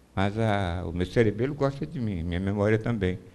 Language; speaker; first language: Portuguese; native; Portuguese